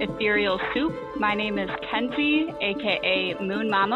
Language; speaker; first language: English; native; English